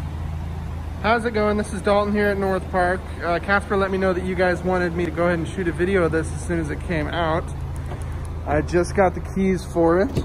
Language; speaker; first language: English; native; English